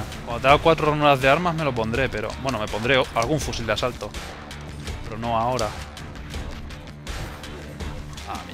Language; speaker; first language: Spanish; native; Spanish